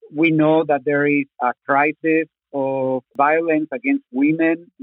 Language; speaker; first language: English; non-native, fluent; Spanish